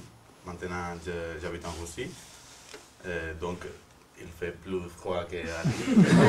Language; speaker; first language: French; non-native, fluent; Spanish